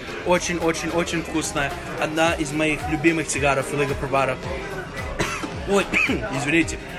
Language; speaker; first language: Russian; early bilingual, heritage; Russian